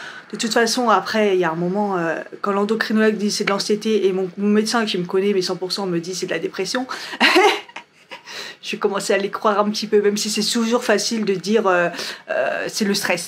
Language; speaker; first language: French; native; French